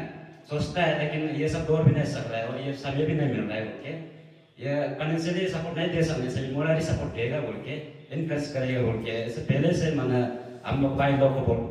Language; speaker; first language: Hindi; non-native, local second language; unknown